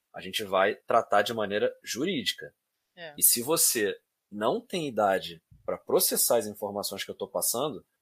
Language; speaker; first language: Portuguese; native; Portuguese